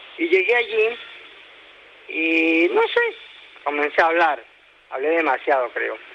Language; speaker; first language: Spanish; native; Spanish